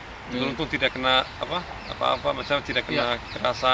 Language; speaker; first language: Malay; early bilingual, other home language; German